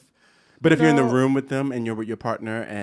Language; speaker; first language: English; native; English